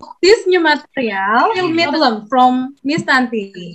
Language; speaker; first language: English; non-native, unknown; Indonesian